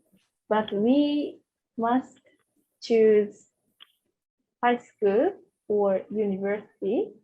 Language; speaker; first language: English; non-native, learner; Japanese